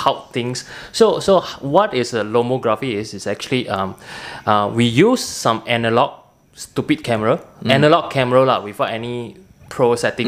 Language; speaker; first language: English; non-native, local second language; Min Nan Chinese